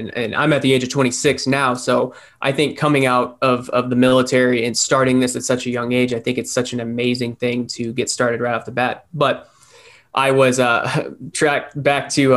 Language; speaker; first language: English; native; English